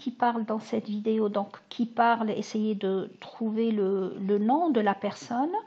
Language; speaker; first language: French; non-native, local second language; Arabic